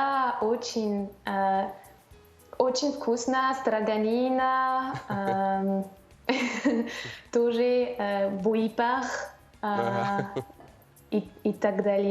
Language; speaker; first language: Russian; non-native, learner; French